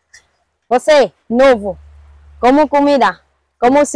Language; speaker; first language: Portuguese; non-native, learner; Vietnamese